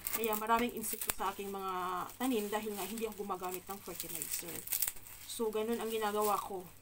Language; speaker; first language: Filipino; non-native, local second language; Cebuano